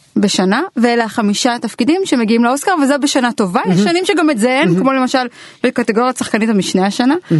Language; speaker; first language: Hebrew; native; Hebrew